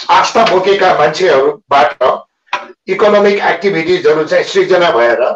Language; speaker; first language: Nepali; native; Nepali